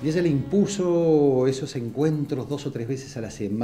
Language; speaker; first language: Spanish; native; Spanish